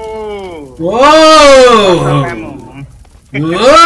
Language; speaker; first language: English; non-native, learner; Korean